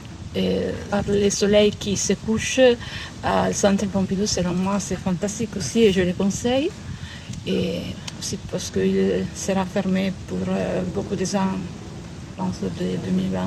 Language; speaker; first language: French; non-native, learner; Italian